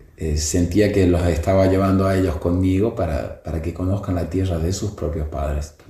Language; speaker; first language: Spanish; native; Spanish